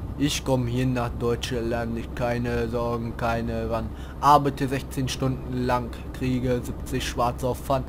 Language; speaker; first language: German; native; German